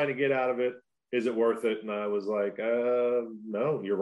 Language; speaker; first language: English; native; English